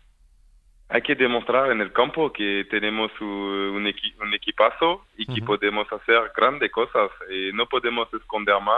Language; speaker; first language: Spanish; non-native, fluent; French